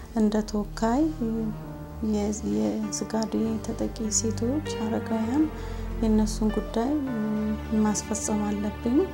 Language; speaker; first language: Amharic; native; Amharic